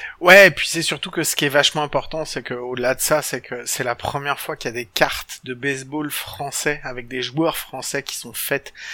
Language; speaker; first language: French; native; French